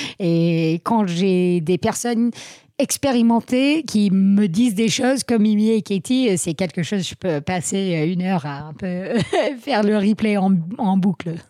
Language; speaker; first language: French; non-native, fluent; English